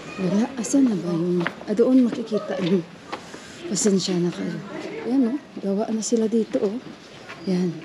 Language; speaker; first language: Filipino; native; Filipino